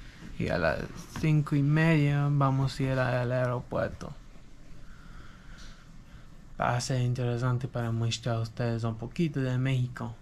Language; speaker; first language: Spanish; non-native, learner; English